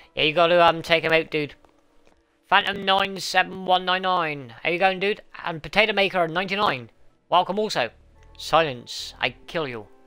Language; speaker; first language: English; native; English